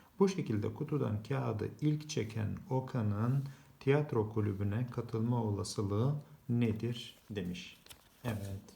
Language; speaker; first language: Turkish; native; Turkish